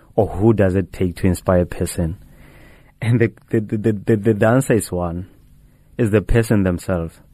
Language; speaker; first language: English; non-native, local second language; Tswana